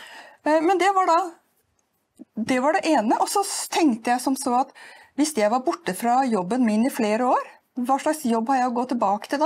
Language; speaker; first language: Norwegian; native; Norwegian